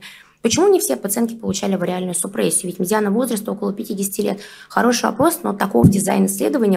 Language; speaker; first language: Russian; native; Russian